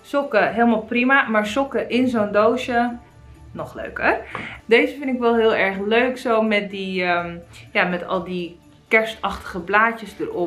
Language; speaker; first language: Dutch; native; Dutch